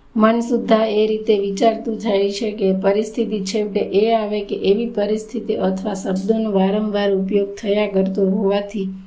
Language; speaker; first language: Gujarati; native; Gujarati